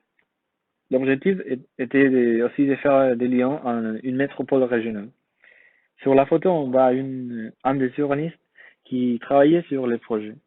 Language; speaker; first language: French; non-native, learner; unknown